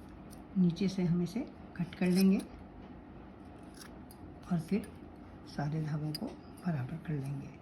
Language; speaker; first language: Hindi; native; Hindi